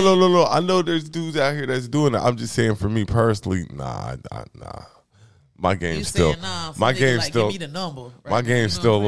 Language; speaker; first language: English; native; English